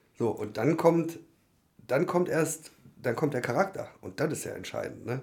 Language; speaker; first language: German; native; German